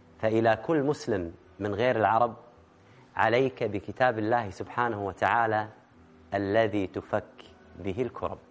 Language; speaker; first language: Arabic; native; Arabic